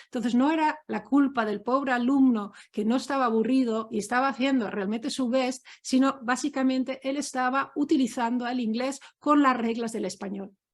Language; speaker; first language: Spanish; non-native, fluent; Dutch